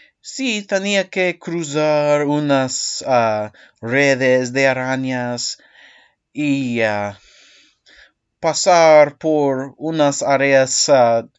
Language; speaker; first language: Spanish; non-native, learner; English